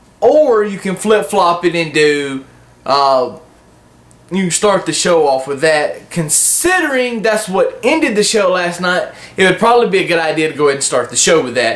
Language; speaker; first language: English; native; English